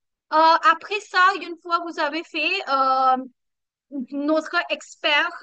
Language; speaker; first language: French; non-native, learner; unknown